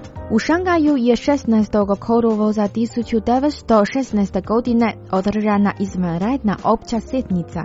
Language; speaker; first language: Croatian; non-native, fluent; Chinese